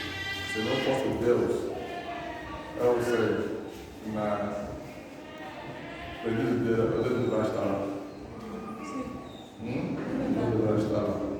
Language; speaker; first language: Portuguese; non-native, learner; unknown